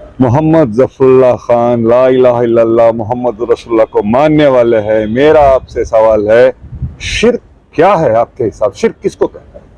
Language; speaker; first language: Hindi; non-native, local second language; Urdu